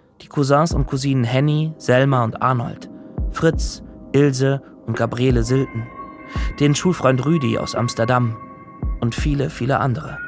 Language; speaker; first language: German; native; German